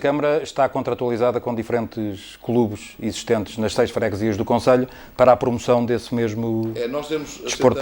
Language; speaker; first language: Portuguese; native; Portuguese